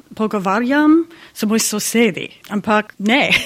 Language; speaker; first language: Slovenian; non-native, learner; English